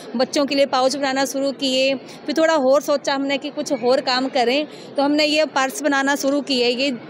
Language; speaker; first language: Hindi; native; Hindi